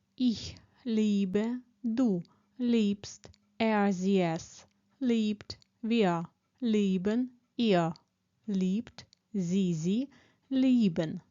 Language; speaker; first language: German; non-native, fluent; Ukrainian